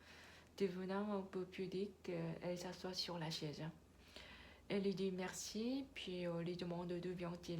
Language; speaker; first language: French; non-native, learner; Korean